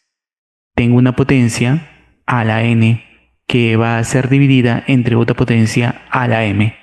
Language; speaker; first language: Spanish; native; Spanish